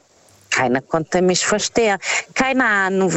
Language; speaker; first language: German; non-native, fluent; Portuguese